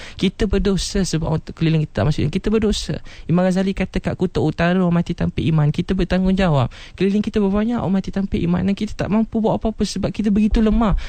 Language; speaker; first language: Malay; non-native, local second language; Chinese